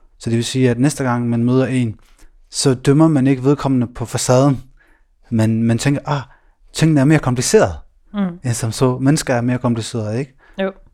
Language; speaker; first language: Danish; early bilingual, other home language; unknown